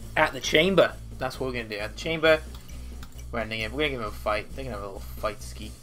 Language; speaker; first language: English; native; English